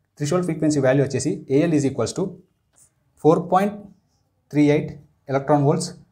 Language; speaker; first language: English; non-native, local second language; Telugu